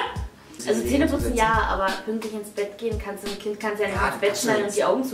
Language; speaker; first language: German; native; German